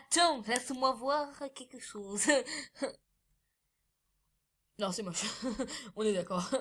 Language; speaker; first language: French; native; French